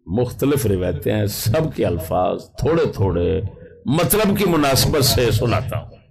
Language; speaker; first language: Urdu; non-native, local second language; Punjabi